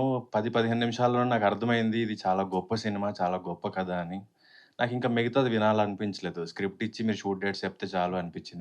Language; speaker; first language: Telugu; native; Telugu